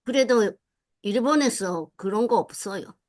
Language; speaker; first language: Korean; non-native, learner; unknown